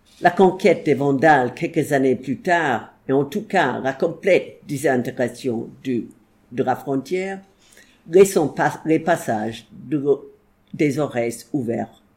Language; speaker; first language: French; non-native, fluent; English